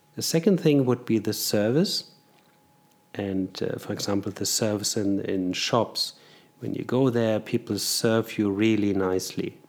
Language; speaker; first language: English; non-native, fluent; German